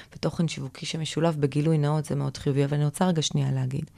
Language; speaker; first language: Hebrew; native; Hebrew